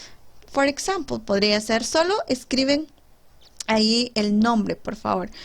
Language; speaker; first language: Spanish; native; Spanish